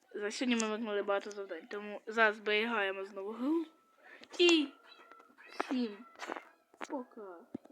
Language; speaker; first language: Ukrainian; non-native, local second language; Russian